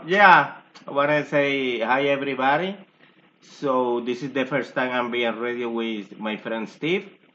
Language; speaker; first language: English; non-native, learner; Spanish